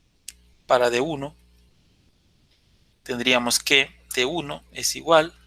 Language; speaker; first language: Spanish; native; Spanish